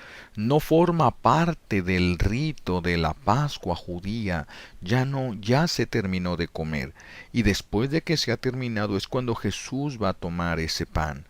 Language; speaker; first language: Spanish; native; Spanish